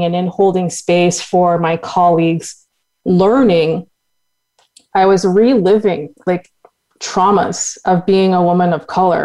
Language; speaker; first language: English; native; English